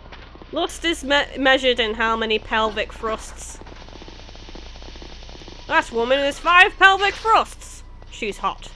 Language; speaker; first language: English; native; English